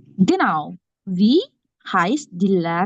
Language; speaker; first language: German; non-native, learner; Indonesian